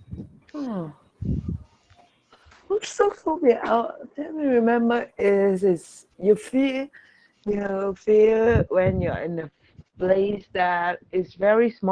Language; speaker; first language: English; non-native, learner; Vietnamese